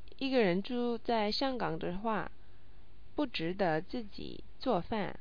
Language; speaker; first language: Chinese; non-native, learner; English